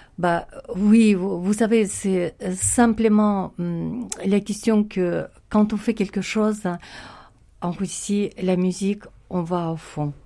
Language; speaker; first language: French; non-native, fluent; Russian